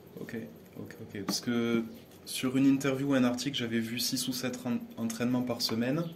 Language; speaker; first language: French; native; French